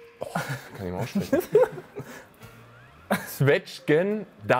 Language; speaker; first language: German; native; German